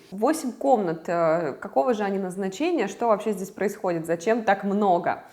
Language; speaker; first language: Russian; native; Russian